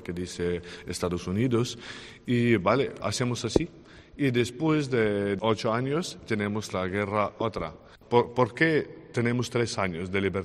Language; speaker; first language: Spanish; non-native, learner; Ukrainian